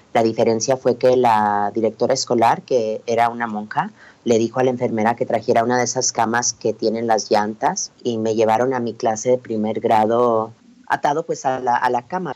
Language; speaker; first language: Spanish; early bilingual, heritage; Spanish